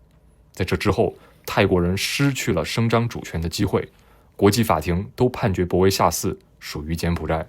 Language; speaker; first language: Chinese; native; Chinese